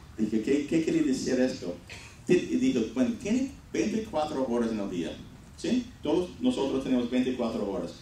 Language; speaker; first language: Spanish; non-native, fluent; English